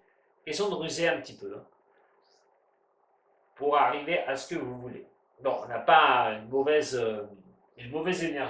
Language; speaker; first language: French; native; French